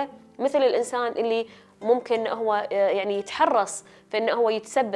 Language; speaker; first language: Arabic; native; Arabic